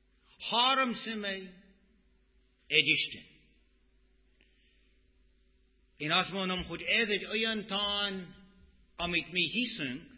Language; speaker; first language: Hungarian; non-native, fluent; English